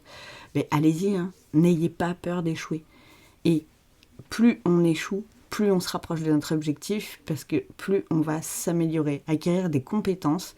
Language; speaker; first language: French; native; French